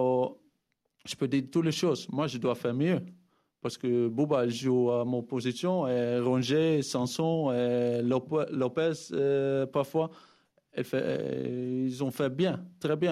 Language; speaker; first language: French; non-native, fluent; Dutch